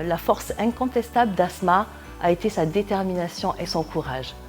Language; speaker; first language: French; native; French